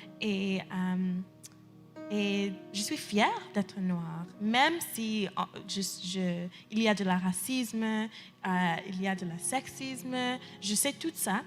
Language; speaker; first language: French; early bilingual, heritage; English